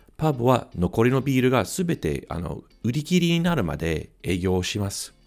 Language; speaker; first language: Japanese; non-native, fluent; English